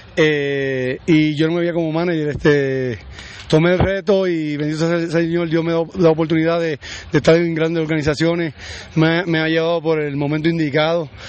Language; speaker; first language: Spanish; native; Spanish